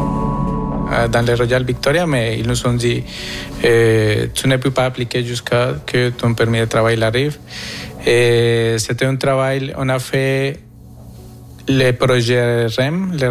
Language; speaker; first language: French; non-native, fluent; Spanish